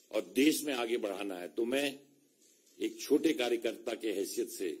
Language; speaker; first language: Hindi; native; Hindi